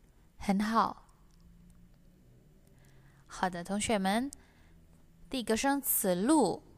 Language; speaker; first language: Chinese; non-native, fluent; Indonesian